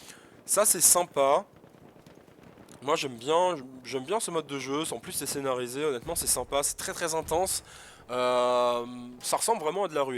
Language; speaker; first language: French; native; French